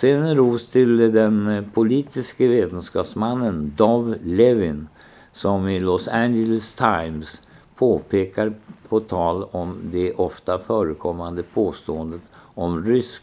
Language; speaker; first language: Swedish; native; Swedish